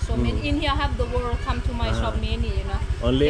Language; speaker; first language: English; non-native, learner; Thai